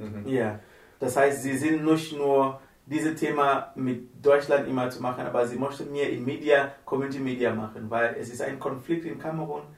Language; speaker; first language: German; non-native, learner; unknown